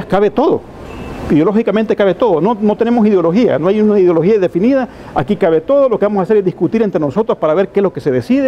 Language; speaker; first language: Spanish; native; Spanish